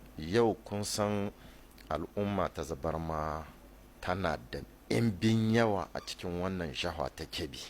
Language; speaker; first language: Hausa; native; Hausa